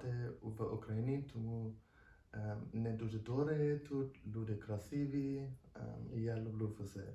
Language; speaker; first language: Ukrainian; non-native, learner; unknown